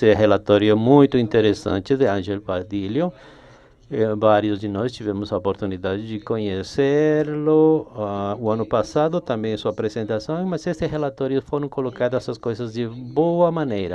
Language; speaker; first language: Portuguese; non-native, fluent; Spanish